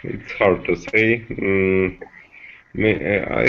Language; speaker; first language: English; non-native, learner; Russian